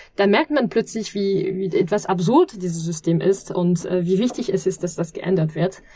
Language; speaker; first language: German; non-native, fluent; French